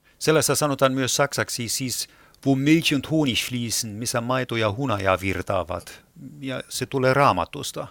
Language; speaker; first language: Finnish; non-native, fluent; German